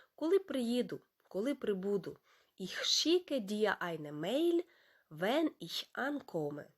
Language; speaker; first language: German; non-native, fluent; Ukrainian